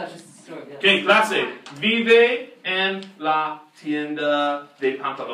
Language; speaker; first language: Spanish; non-native, fluent; English